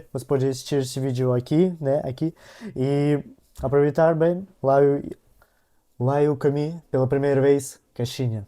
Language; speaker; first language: Portuguese; non-native, learner; Russian